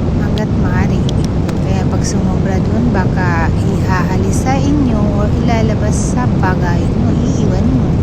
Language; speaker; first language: Filipino; non-native, local second language; Cebuano